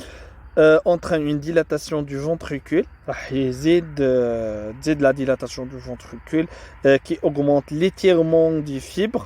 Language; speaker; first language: French; non-native, local second language; Arabic